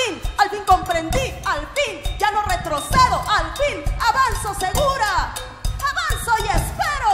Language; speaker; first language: Spanish; native; Spanish